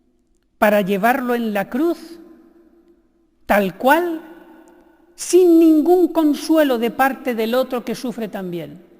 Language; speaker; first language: Spanish; native; Spanish